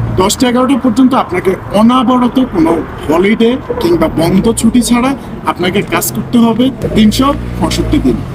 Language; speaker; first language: Bangla; native; Bangla